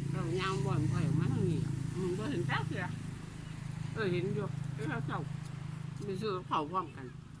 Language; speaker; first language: Thai; native; Thai